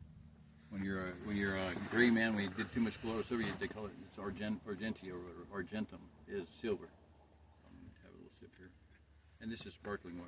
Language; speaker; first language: English; native; English